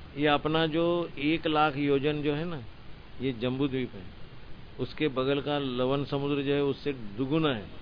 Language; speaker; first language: Hindi; non-native, local second language; Gujarati